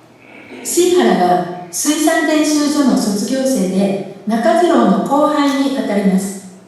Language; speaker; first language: Japanese; native; Japanese